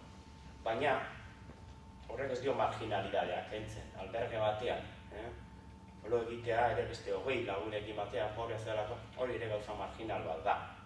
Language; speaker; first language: Basque; native; Basque